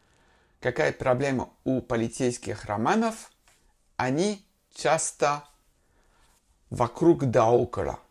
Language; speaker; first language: Russian; non-native, fluent; French